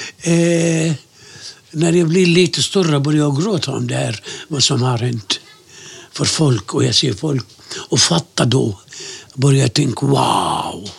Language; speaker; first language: Swedish; non-native, fluent; Arabic